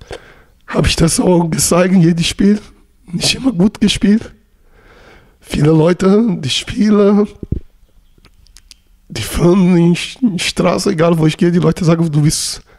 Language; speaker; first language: German; non-native, learner; Portuguese